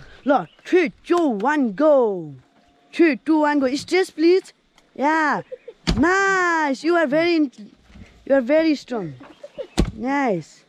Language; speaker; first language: English; non-native, learner; Nepali